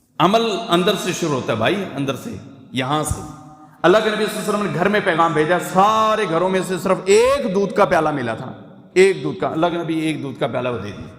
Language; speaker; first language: Urdu; non-native, local second language; Punjabi